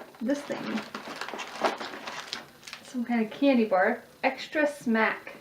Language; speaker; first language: English; native; English